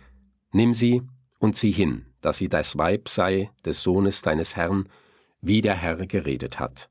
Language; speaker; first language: German; native; German